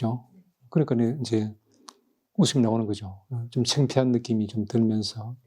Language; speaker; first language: Korean; native; Korean